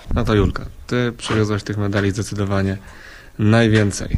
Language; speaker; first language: Polish; native; Polish